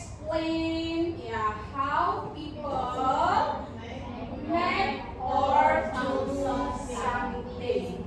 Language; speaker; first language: English; non-native, learner; Indonesian